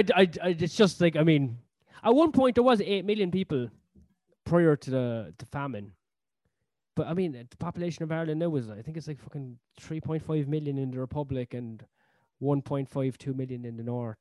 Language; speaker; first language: English; native; English